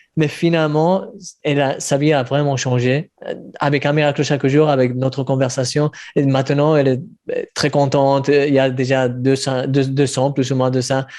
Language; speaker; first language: French; early bilingual, heritage; Spanish